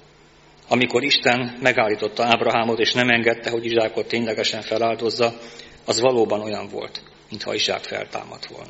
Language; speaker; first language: Hungarian; native; Hungarian